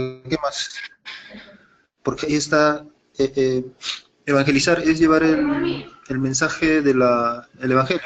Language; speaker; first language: Spanish; native; Spanish